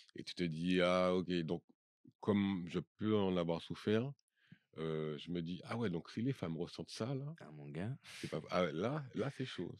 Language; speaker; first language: French; native; French